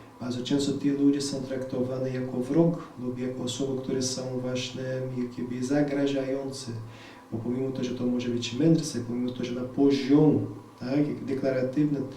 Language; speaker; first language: Polish; non-native, fluent; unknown